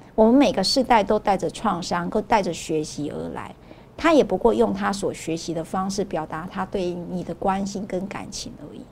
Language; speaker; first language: Chinese; non-native, local second language; Min Nan Chinese